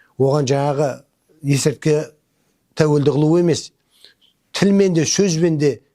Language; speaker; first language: Kazakh; native; Kazakh